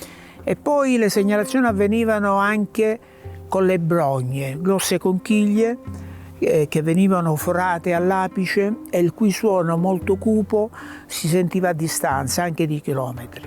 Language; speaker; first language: Italian; native; Italian